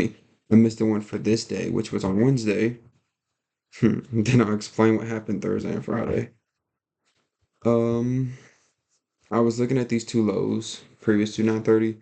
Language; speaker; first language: English; native; English